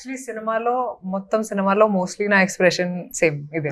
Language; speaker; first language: Telugu; non-native, fluent; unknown